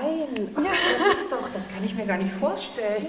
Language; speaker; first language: German; native; German